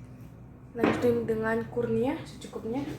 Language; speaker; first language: Indonesian; native; Indonesian